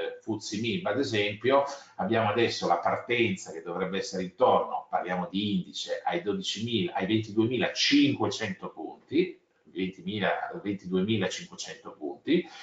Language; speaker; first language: Italian; native; Italian